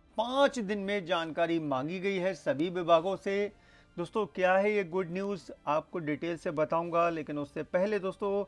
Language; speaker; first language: Hindi; native; Hindi